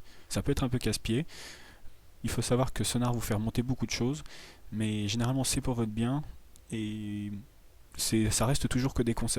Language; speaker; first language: French; native; French